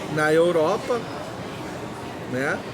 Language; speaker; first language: Portuguese; native; Portuguese